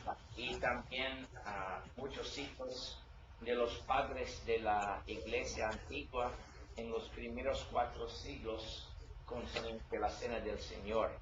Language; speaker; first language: Spanish; non-native, learner; English